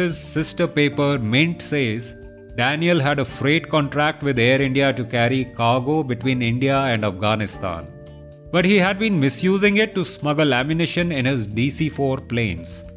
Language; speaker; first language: English; non-native, local second language; Hindi